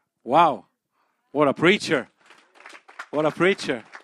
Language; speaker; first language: English; non-native, fluent; Swedish